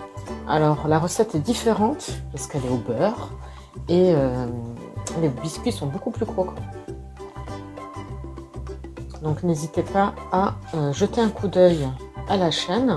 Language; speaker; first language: French; native; French